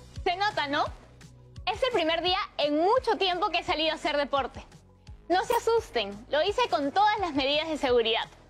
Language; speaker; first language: Spanish; native; Spanish